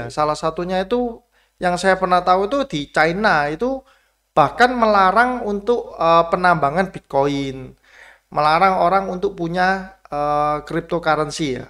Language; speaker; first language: Indonesian; native; Indonesian